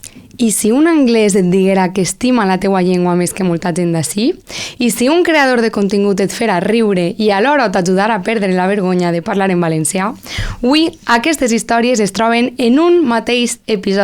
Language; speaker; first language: Catalan; native; Catalan